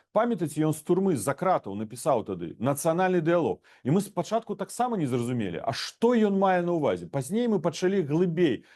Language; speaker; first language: Belarusian; non-native, local second language; Russian